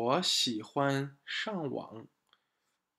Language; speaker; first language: Chinese; non-native, fluent; English